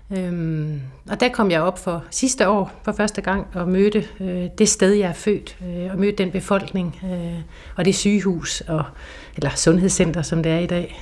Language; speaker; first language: Danish; native; Danish